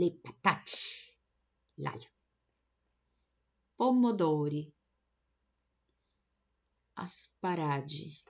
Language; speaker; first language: Italian; non-native, learner; Portuguese